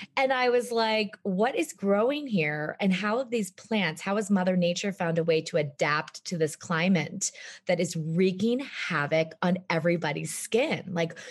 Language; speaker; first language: English; native; English